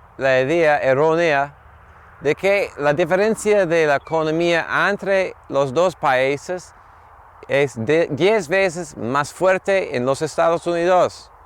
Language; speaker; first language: Spanish; non-native, learner; English